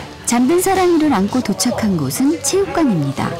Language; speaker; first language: Korean; native; Korean